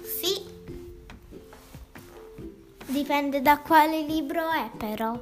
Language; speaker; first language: Italian; early bilingual, heritage; English